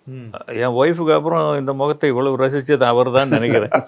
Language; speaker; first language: Tamil; native; Tamil